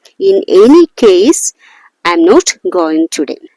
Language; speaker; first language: English; non-native, local second language; Malayalam